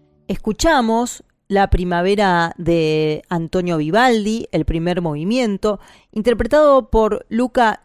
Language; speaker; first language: Spanish; native; Spanish